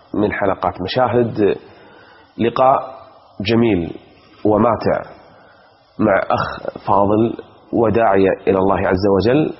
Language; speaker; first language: Arabic; native; Arabic